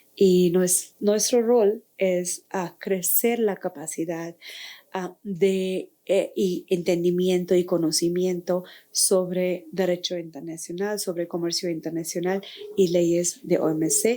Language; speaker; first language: Spanish; non-native, fluent; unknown